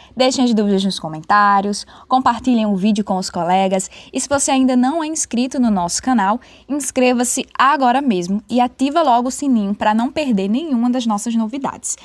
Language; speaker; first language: Portuguese; native; Portuguese